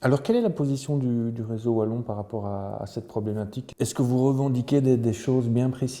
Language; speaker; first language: French; native; French